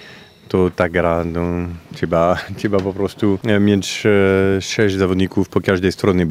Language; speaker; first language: Polish; non-native, fluent; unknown